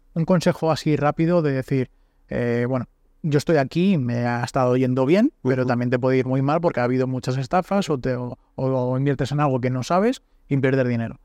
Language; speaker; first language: Spanish; native; Spanish